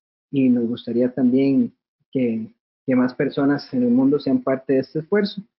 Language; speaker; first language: Spanish; native; Spanish